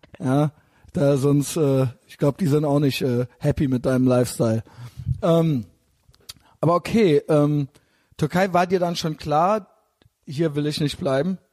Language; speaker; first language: German; native; German